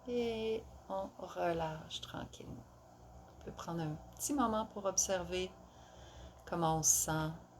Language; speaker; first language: French; native; French